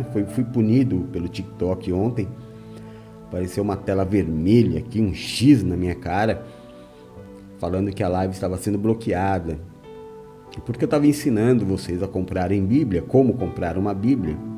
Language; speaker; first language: Portuguese; native; Portuguese